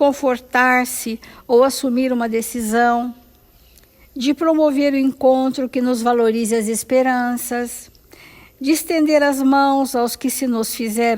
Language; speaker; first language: Portuguese; native; Portuguese